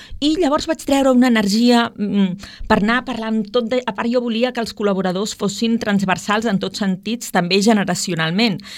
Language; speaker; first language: Catalan; native; Catalan